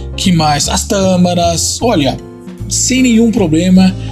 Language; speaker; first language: Portuguese; non-native, fluent; Italian